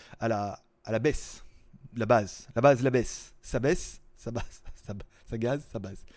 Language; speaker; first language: French; native; French